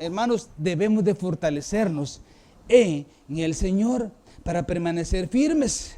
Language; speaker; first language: Spanish; native; Spanish